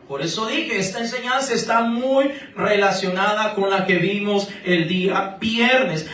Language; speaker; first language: Spanish; native; Spanish